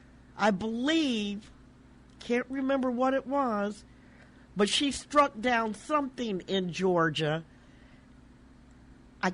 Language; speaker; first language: English; native; English